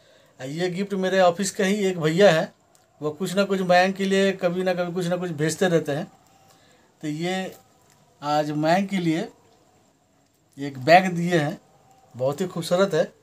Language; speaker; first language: Hindi; native; Hindi